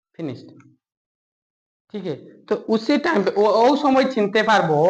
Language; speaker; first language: Hindi; non-native, local second language; Bangla